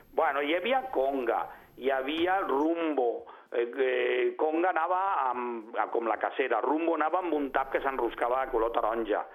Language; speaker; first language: Catalan; native; Catalan